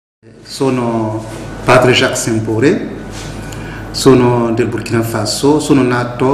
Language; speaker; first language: Italian; non-native, fluent; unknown